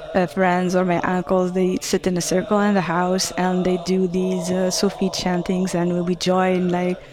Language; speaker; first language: English; non-native, fluent; Arabic